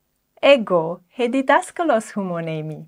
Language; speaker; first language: Greek; non-native, fluent; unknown